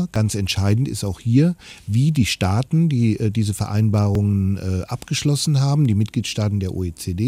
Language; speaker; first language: German; native; German